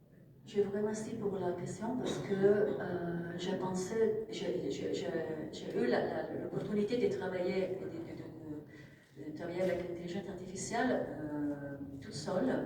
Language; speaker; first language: French; non-native, fluent; Italian